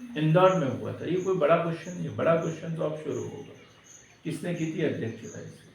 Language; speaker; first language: Hindi; native; Hindi